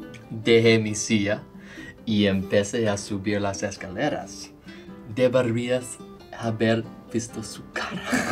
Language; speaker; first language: Spanish; non-native, learner; English